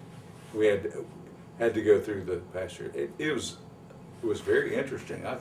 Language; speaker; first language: English; native; English